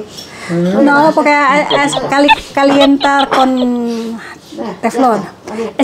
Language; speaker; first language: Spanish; non-native, learner; Indonesian